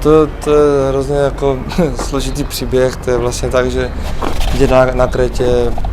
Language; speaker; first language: Czech; early bilingual, other home language; Greek